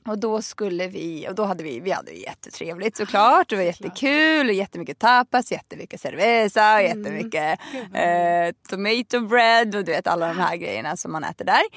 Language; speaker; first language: Swedish; early bilingual, other home language; Russian